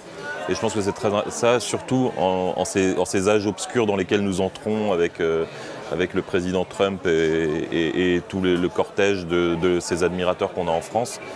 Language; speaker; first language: French; native; French